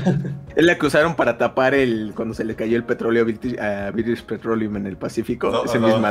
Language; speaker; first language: Spanish; native; Spanish